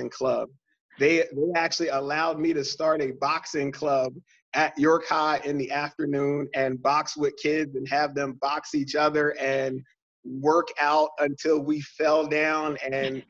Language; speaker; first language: English; native; English